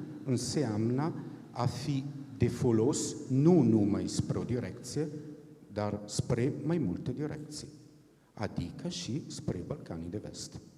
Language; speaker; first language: Romanian; non-native, fluent; Italian